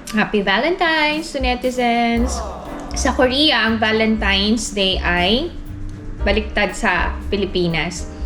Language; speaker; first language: Filipino; native; Filipino